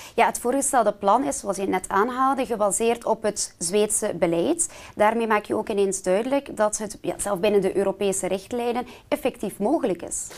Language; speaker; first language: Dutch; native; Dutch